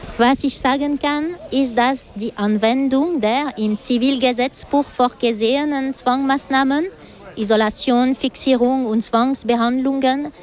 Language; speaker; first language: German; non-native, local second language; French